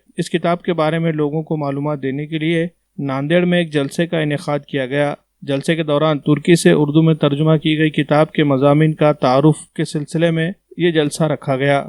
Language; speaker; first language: Urdu; native; Urdu